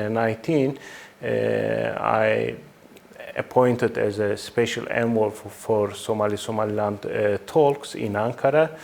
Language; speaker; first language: English; non-native, fluent; Turkish